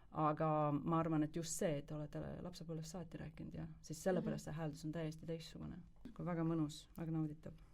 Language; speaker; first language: Estonian; native; Estonian